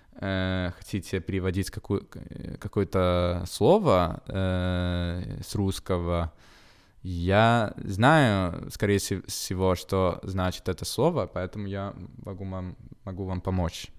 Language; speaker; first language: Russian; non-native, fluent; Italian